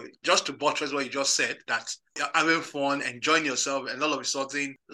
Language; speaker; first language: English; non-native, local second language; Yoruba